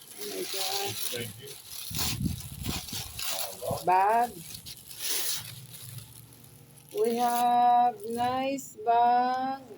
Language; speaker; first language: English; non-native, local second language; Filipino